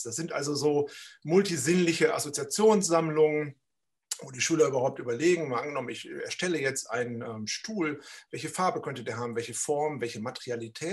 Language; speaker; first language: German; native; German